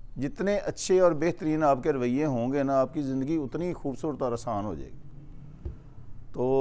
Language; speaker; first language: Urdu; non-native, local second language; Punjabi